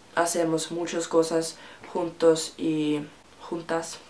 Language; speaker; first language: Spanish; non-native, learner; Finnish